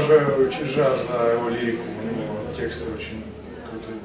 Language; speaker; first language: Russian; native; Russian